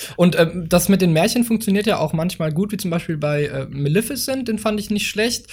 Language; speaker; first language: German; native; German